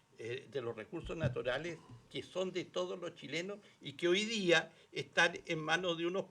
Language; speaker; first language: Spanish; native; Spanish